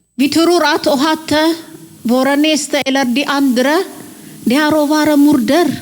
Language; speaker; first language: Norwegian; non-native, fluent; Amharic